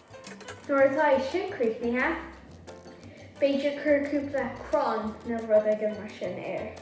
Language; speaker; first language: Irish; non-native, local second language; English